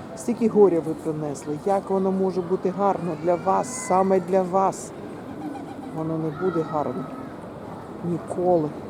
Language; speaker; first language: Ukrainian; non-native, local second language; Russian